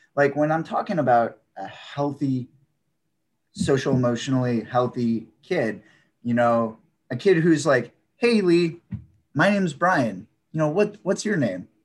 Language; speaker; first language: English; native; English